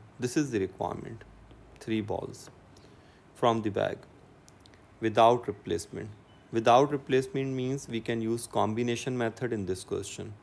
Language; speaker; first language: English; non-native, local second language; Urdu